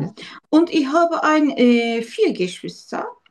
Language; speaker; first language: German; non-native, learner; Turkish